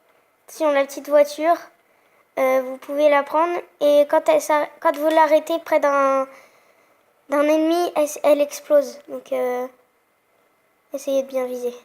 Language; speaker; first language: French; native; French